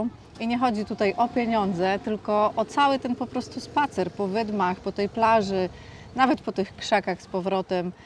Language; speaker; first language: Polish; native; Polish